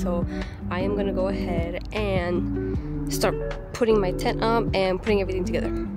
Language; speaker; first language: English; early bilingual, other home language; Spanish